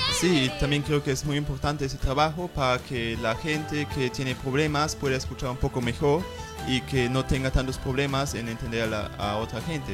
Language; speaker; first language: Spanish; non-native, fluent; German